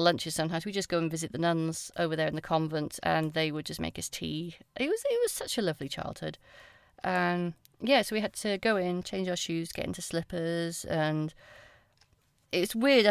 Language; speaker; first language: English; native; English